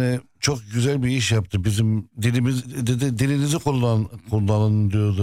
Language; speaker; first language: Turkish; non-native, fluent; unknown